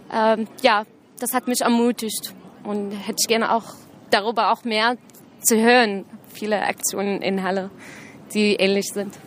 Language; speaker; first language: German; non-native, learner; Arabic